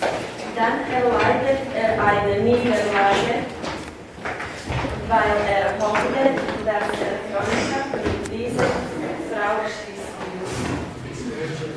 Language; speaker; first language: German; non-native, learner; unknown